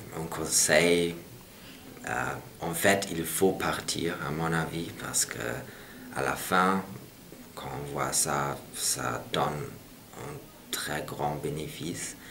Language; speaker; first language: French; non-native, fluent; German